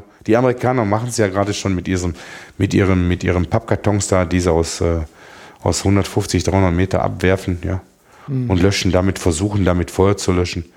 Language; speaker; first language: German; native; German